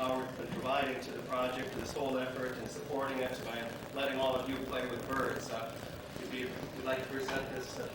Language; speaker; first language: English; native; English